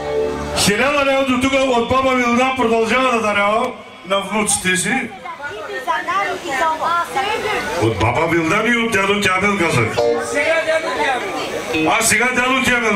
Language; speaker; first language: Bulgarian; non-native, local second language; Turkish